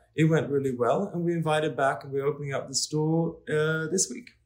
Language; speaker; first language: English; non-native, fluent; Swedish